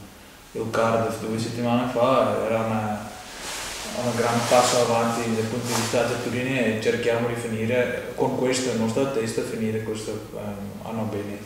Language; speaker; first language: Italian; non-native, fluent; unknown